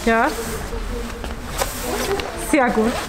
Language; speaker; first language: German; native; German